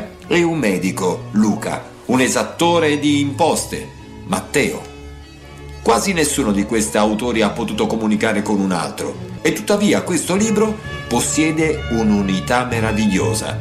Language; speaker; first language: Italian; native; Italian